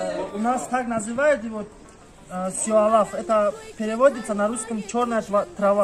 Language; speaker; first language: Russian; non-native, local second language; Tajik